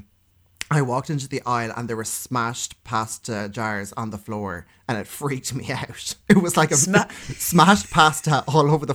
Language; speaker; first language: English; native; English